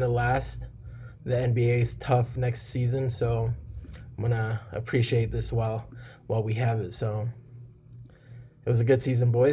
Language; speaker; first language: English; early bilingual, other home language; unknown